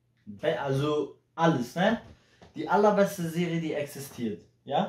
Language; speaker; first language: German; early bilingual, heritage; Polish